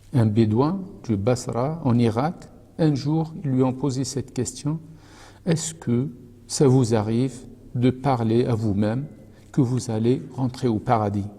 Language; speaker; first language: French; non-native, local second language; Arabic